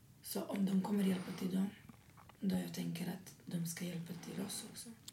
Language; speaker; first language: Swedish; non-native, learner; Arabic